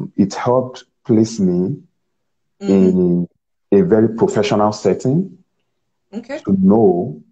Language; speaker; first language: English; non-native, local second language; Yoruba